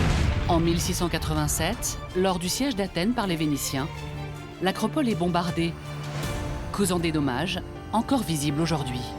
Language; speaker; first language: French; native; French